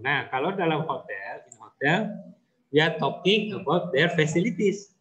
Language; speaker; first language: English; non-native, fluent; Indonesian